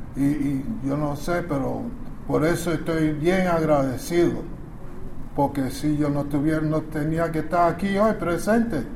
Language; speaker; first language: Spanish; early bilingual, other home language; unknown